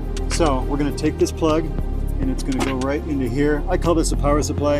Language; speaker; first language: English; native; English